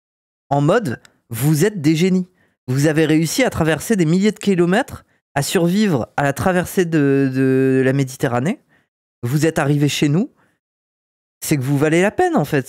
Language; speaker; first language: French; native; French